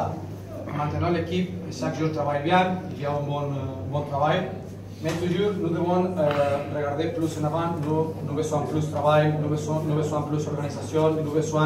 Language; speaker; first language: French; non-native, learner; Spanish